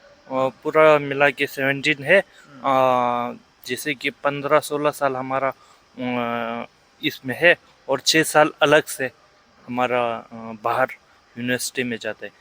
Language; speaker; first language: Hindi; non-native, local second language; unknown